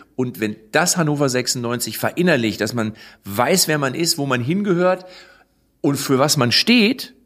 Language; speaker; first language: German; native; German